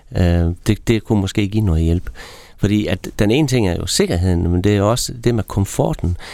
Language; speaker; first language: Danish; native; Danish